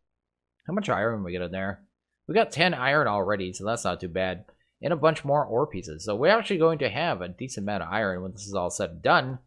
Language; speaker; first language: English; native; English